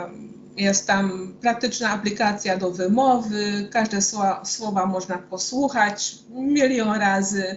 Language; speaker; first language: Polish; non-native, fluent; Hungarian